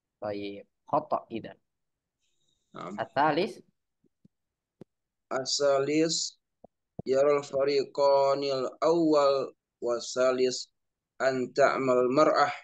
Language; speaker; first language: Arabic; non-native, learner; Indonesian